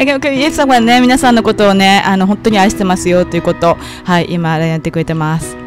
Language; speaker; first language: Japanese; native; Japanese